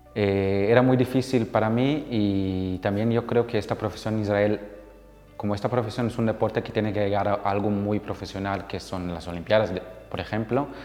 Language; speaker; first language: Spanish; non-native, fluent; Hebrew